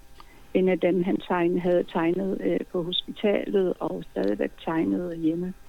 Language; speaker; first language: Danish; non-native, fluent; Polish